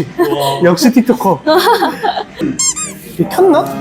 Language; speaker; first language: Korean; native; Korean